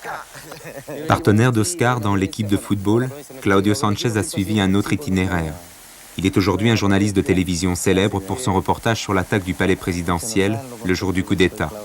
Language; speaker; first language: French; native; French